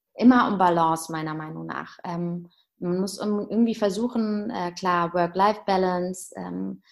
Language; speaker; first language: German; native; German